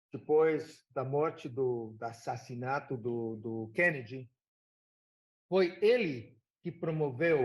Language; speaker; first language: Portuguese; non-native, fluent; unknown